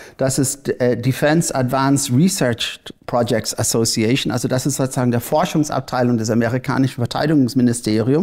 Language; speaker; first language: German; non-native, fluent; English